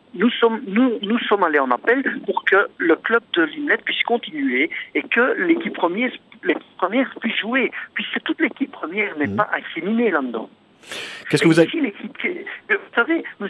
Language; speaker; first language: French; non-native, local second language; Dutch